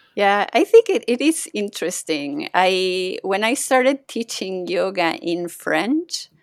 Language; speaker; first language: English; non-native, fluent; Spanish